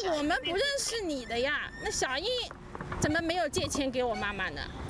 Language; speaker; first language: Chinese; native; Chinese